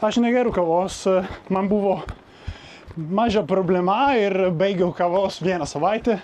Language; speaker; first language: Lithuanian; non-native, learner; Italian